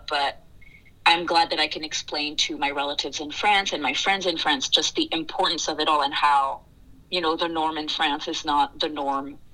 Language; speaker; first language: English; early bilingual, other home language; French